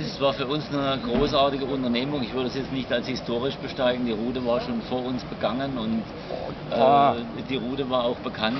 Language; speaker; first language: German; native; German